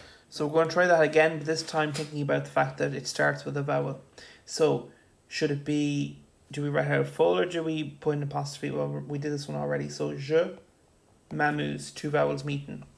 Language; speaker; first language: English; native; English